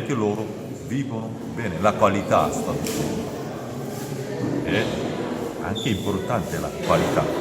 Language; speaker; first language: Italian; non-native, learner; Korean